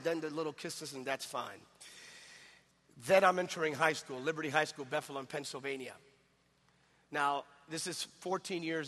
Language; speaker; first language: English; native; English